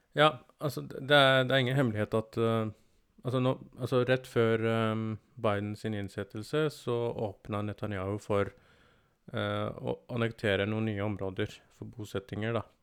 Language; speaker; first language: Norwegian; early bilingual, other home language; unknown